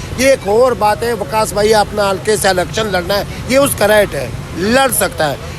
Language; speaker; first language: Urdu; non-native, local second language; Pashto